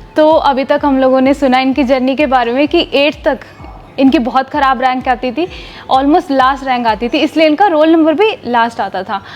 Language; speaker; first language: Hindi; native; Hindi